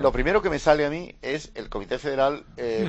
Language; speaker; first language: Spanish; native; Spanish